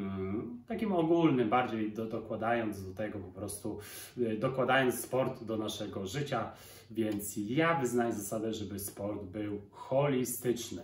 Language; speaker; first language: Polish; native; Polish